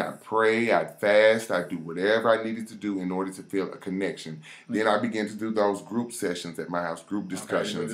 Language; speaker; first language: English; native; English